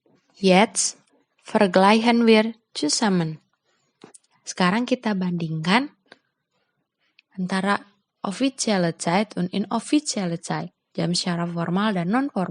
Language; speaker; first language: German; non-native, fluent; Indonesian